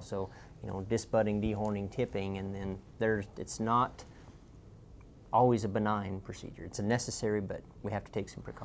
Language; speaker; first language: English; native; English